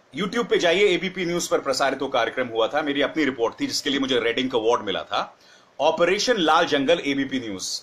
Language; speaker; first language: Hindi; native; Hindi